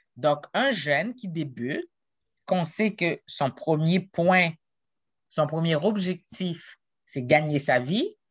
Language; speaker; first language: French; non-native, local second language; Haitian Creole